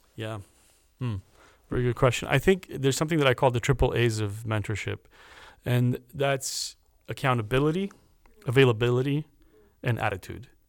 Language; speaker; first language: English; early bilingual, other home language; Romanian